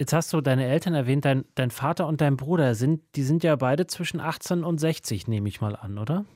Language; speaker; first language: German; native; German